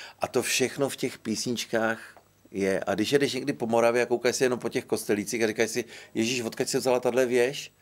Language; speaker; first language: Czech; native; Czech